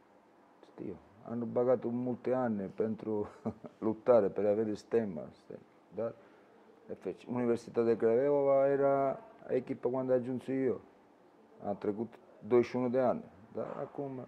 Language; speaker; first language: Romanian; non-native, learner; Italian